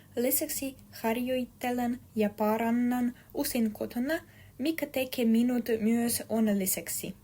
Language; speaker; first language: Finnish; non-native, learner; Russian